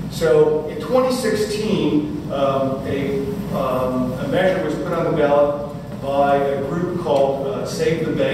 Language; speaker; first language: English; native; English